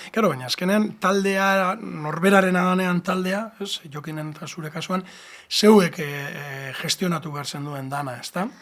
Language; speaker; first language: Basque; native; Basque